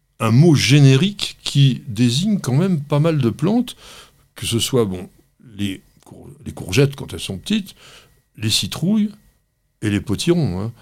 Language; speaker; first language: French; native; French